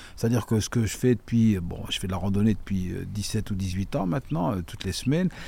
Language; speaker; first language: French; native; French